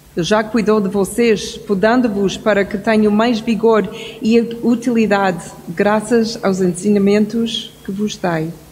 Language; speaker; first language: Portuguese; non-native, fluent; English